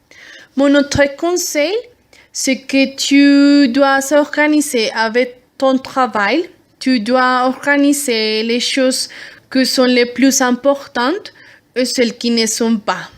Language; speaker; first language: French; non-native, learner; Spanish